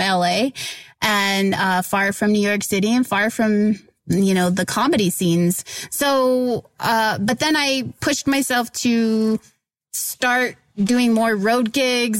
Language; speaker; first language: English; native; English